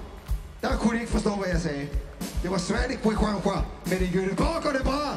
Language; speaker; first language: Swedish; non-native, learner; Danish